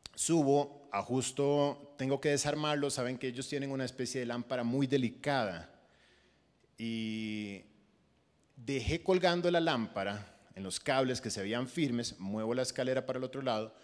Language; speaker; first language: Spanish; native; Spanish